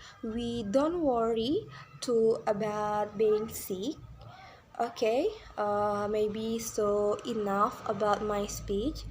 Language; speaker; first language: English; non-native, learner; Indonesian